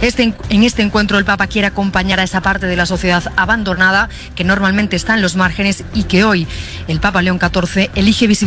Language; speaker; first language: Spanish; native; Spanish